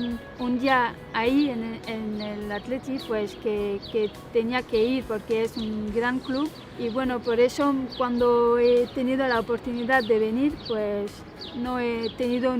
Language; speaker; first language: Spanish; non-native, fluent; French